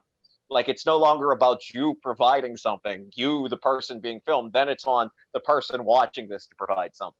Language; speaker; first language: English; native; English